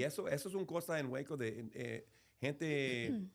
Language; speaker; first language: Spanish; early bilingual, heritage; English